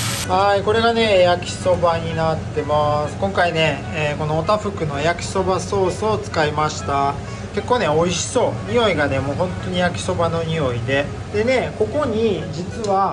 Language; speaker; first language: Japanese; native; Japanese